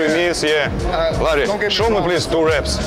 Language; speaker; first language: English; non-native, learner; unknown